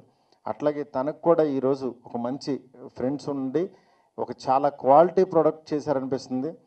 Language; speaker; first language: Telugu; native; Telugu